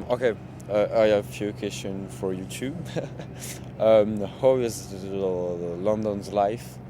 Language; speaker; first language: English; non-native, learner; French